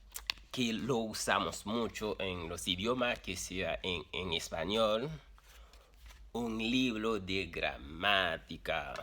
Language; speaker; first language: Spanish; non-native, fluent; Haitian Creole